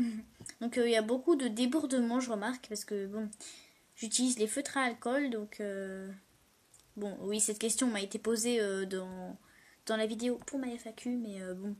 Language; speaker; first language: French; native; French